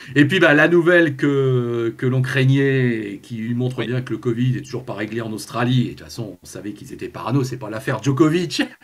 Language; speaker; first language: French; native; French